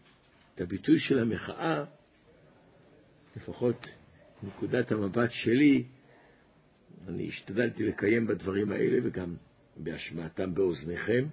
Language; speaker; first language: Hebrew; native; Hebrew